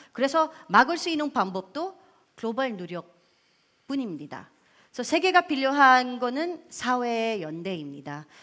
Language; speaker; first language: Korean; non-native, fluent; Filipino